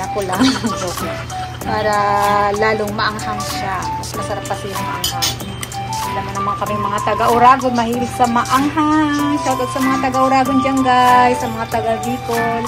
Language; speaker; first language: Filipino; non-native, local second language; Bikol